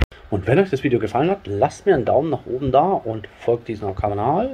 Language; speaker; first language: German; native; German